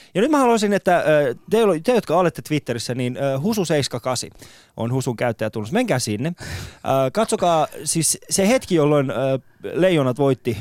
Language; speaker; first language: Finnish; early bilingual, other home language; Persian